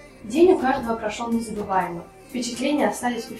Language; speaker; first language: Russian; native; Russian